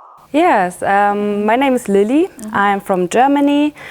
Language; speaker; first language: English; non-native, fluent; German